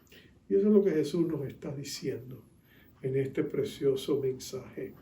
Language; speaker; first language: Spanish; native; Spanish